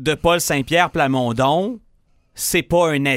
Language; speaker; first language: French; native; French